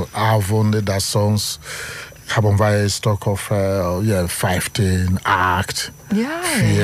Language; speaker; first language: Dutch; non-native, learner; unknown